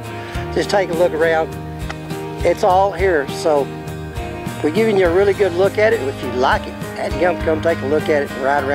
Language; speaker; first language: English; native; English